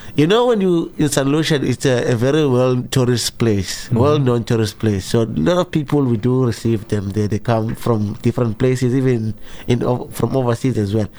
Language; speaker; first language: English; non-native, local second language; Zulu